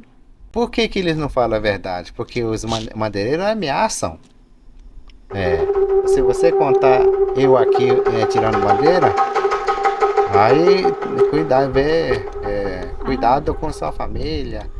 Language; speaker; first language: Portuguese; non-native, local second language; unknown